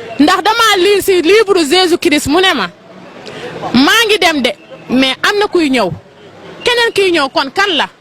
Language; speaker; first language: Wolof; non-native, local second language; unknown